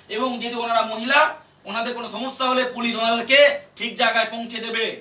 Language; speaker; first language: Bangla; native; Bangla